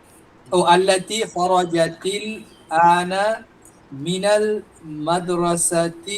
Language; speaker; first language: Arabic; non-native, learner; Bangla